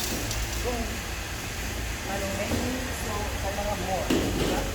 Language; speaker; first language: Filipino; non-native, learner; Korean